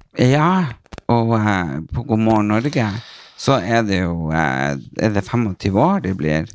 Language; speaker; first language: Norwegian; native; Norwegian